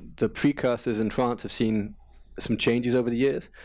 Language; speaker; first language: English; native; English